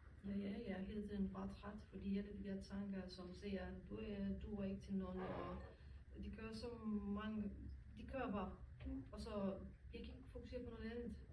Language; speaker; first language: Danish; non-native, learner; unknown